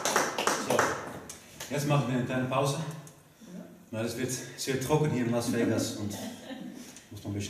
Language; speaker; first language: German; non-native, fluent; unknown